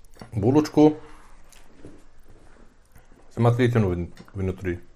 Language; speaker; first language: Russian; non-native, learner; Turkish